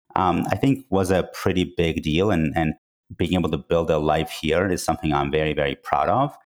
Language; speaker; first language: English; non-native, fluent; Georgian